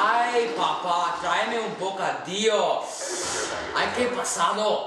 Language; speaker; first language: Spanish; non-native, learner; English